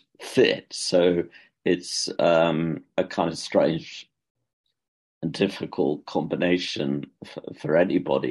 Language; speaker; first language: English; native; English